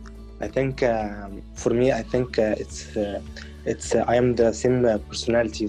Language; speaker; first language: English; non-native, learner; Arabic